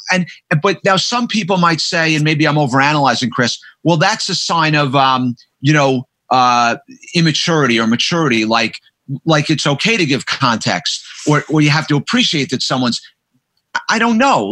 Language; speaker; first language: English; native; English